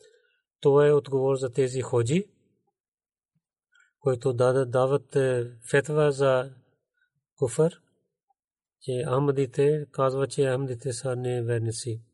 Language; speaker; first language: Bulgarian; non-native, learner; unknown